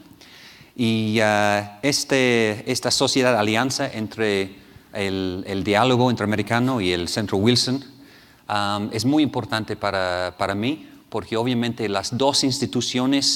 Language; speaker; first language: Spanish; non-native, fluent; English